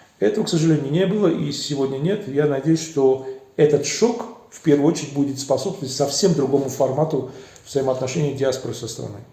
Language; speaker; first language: Russian; early bilingual, other home language; Armenian